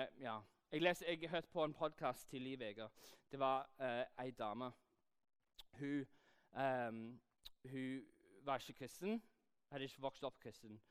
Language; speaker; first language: Norwegian; non-native, fluent; English